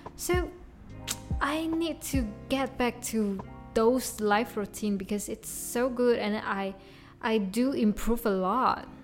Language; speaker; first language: English; non-native, local second language; Chinese